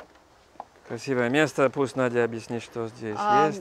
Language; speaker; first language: Russian; non-native, learner; English